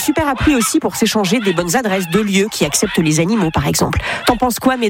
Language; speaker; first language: French; native; French